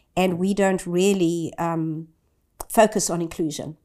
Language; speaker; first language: English; native; English